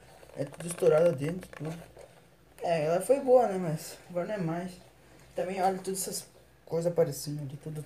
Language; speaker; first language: Portuguese; native; Portuguese